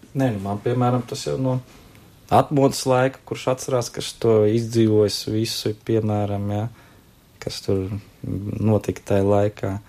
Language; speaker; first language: Latvian; native; Latvian